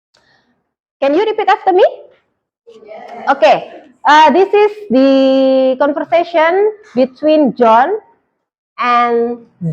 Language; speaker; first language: English; non-native, fluent; Indonesian